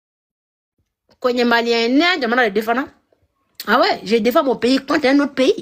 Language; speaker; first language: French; non-native, local second language; Dyula